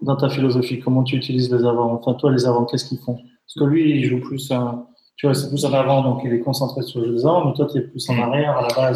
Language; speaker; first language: French; native; French